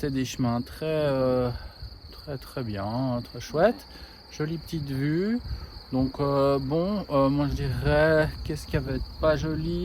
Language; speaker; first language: French; native; French